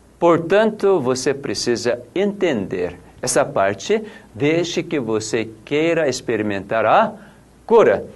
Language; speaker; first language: Portuguese; non-native, fluent; Korean